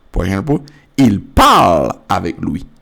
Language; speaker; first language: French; non-native, fluent; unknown